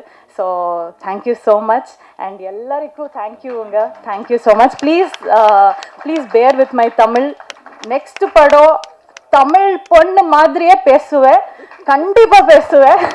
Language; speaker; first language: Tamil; non-native, learner; Kannada